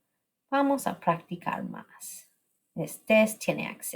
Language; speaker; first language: Spanish; non-native, fluent; English